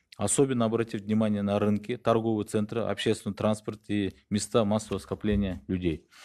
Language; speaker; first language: Russian; non-native, local second language; Kyrgyz